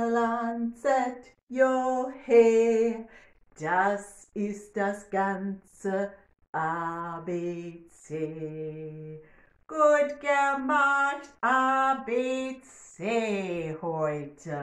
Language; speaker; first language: German; non-native, learner; English